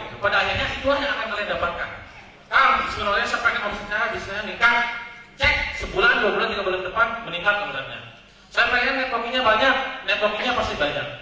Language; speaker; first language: Indonesian; native; Indonesian